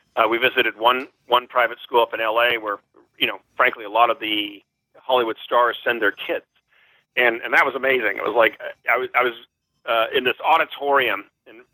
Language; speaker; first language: English; native; English